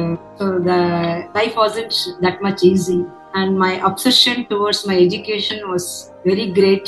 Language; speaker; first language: English; non-native, local second language; Tamil